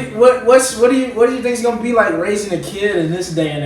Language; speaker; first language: English; native; English